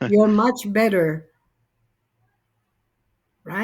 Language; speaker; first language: English; non-native, fluent; Spanish